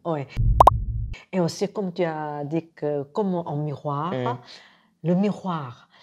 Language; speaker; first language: French; non-native, fluent; Korean